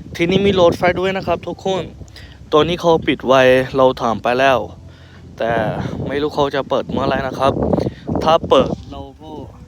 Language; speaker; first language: Thai; non-native, learner; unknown